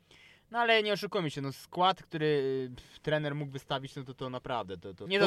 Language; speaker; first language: Polish; native; Polish